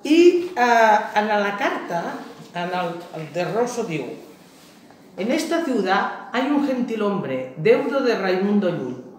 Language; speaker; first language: Spanish; non-native, local second language; Catalan